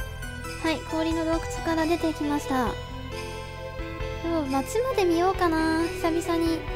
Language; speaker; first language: Japanese; native; Japanese